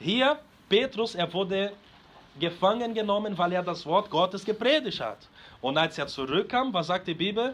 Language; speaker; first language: German; non-native, fluent; Portuguese